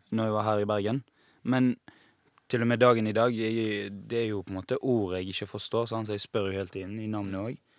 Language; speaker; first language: Norwegian; non-native, fluent; Persian